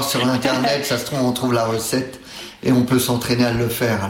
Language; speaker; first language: French; native; French